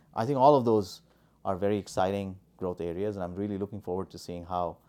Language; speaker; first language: English; non-native, local second language; Hindi